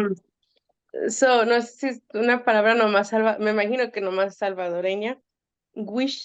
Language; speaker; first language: Spanish; early bilingual, heritage; Spanish